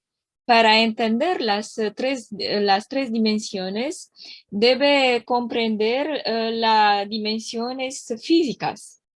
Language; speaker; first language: Spanish; non-native, learner; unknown